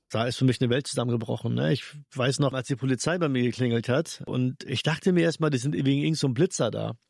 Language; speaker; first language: German; early bilingual, other home language; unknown